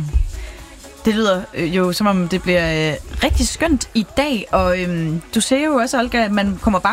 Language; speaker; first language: Danish; native; Danish